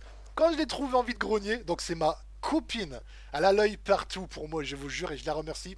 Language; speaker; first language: French; native; French